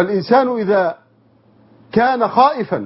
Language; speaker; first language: Arabic; native; Arabic